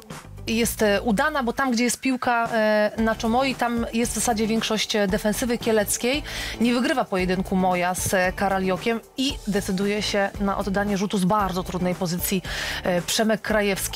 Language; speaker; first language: Polish; native; Polish